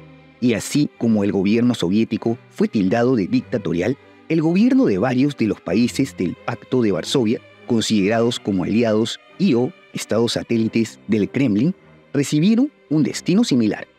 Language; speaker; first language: Spanish; native; Spanish